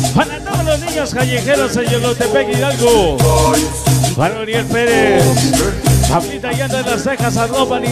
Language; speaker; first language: Spanish; native; Spanish